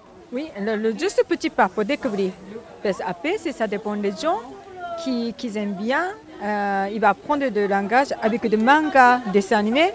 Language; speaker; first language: French; non-native, learner; Japanese